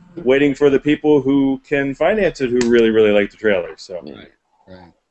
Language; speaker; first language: English; native; English